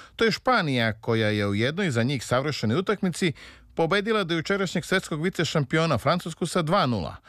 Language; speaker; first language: Serbian; native; Serbian